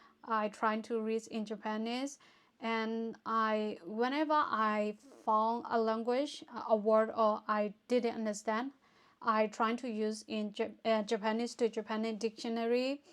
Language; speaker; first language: English; non-native, fluent; Burmese